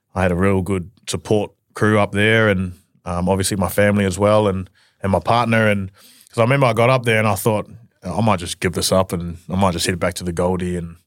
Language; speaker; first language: English; native; English